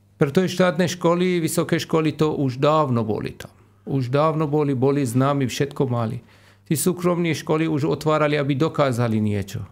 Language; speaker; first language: Slovak; non-native, fluent; Persian